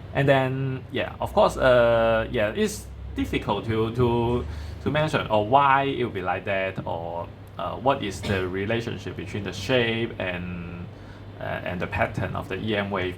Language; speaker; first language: English; non-native, fluent; Chinese